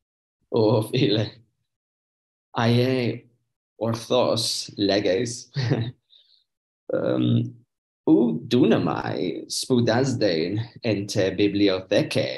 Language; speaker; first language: Greek; non-native, learner; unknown